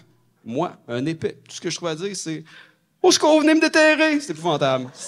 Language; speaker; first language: French; native; French